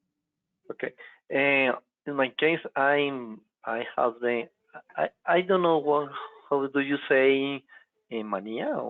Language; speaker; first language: English; non-native, local second language; Spanish